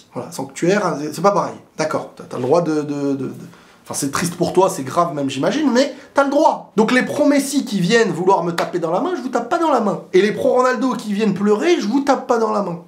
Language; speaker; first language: French; native; French